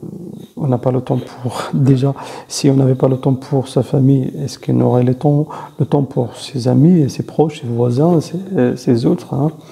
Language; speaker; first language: French; non-native, fluent; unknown